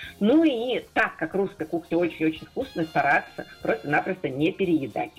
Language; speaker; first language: Russian; native; Russian